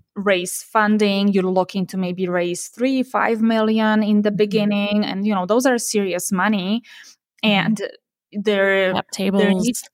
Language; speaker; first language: English; non-native, fluent; Polish